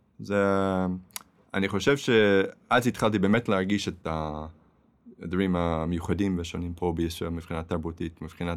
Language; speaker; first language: Hebrew; non-native, fluent; English